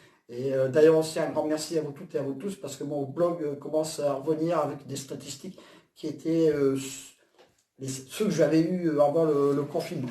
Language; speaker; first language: French; native; French